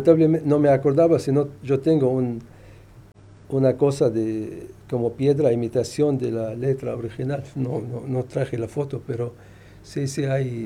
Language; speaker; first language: Spanish; non-native, fluent; Arabic